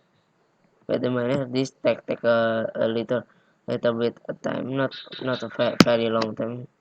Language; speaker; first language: English; non-native, learner; Indonesian